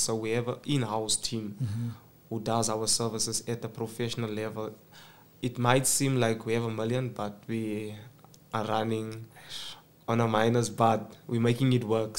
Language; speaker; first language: English; non-native, local second language; Xhosa